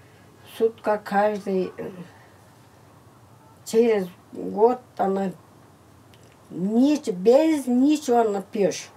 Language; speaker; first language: Russian; non-native, local second language; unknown